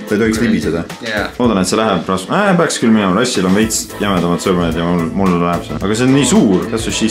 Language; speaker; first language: Estonian; native; Estonian